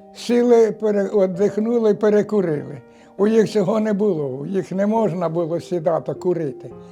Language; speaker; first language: Ukrainian; native; Ukrainian